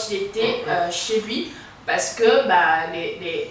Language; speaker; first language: French; native; French